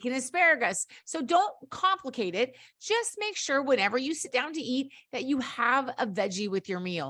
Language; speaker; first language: English; native; English